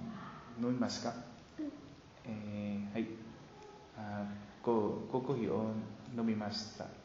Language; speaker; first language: Japanese; non-native, learner; Vietnamese